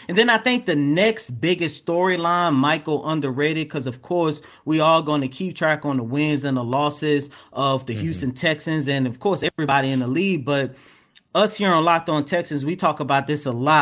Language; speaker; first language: English; native; English